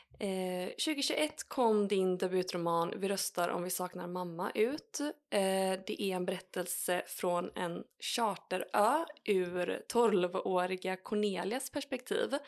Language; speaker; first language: Swedish; native; Swedish